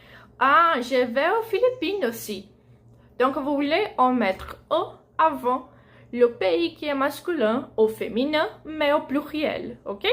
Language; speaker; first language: French; non-native, fluent; Portuguese